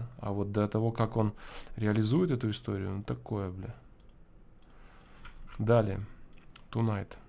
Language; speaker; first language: Russian; native; Russian